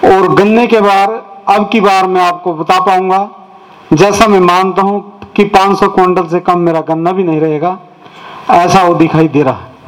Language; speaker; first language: Hindi; native; Hindi